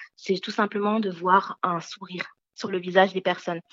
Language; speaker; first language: French; early bilingual, other home language; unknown